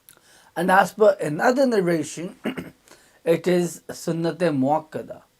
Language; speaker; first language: English; non-native, local second language; Urdu